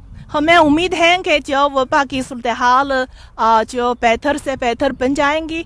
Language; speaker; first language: Hindi; non-native, fluent; Chinese